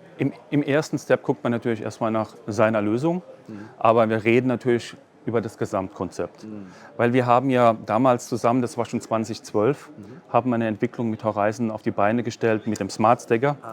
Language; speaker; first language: German; native; German